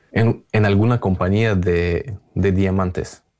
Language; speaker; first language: Spanish; non-native, learner; Russian